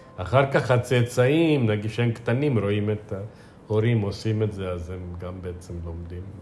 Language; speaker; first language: Hebrew; non-native, fluent; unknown